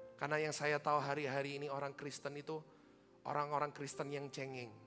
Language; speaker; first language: Indonesian; native; Indonesian